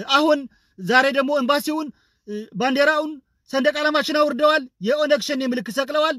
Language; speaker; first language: Amharic; non-native, local second language; Tigrinya